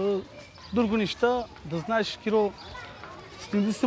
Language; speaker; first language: Bulgarian; non-native, local second language; Turkish